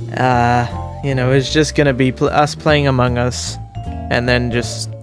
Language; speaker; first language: English; native; English